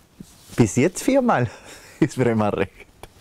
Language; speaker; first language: German; non-native, fluent; Spanish